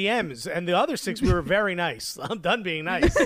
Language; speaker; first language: English; early bilingual, other home language; Spanish